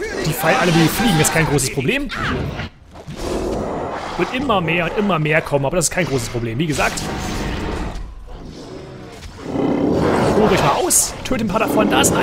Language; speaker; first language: German; native; German